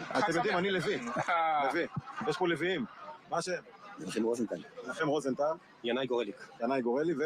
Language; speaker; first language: Hebrew; native; Hebrew